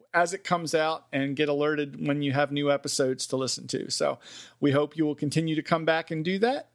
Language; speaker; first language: English; native; English